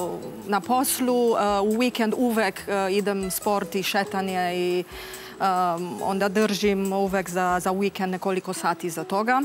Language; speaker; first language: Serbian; non-native, learner; Romanian